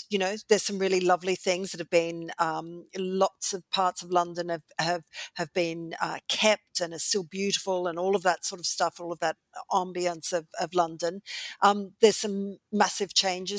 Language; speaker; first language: English; native; English